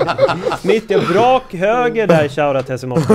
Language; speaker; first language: Swedish; native; Swedish